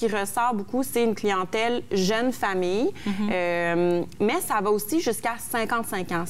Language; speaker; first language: French; native; French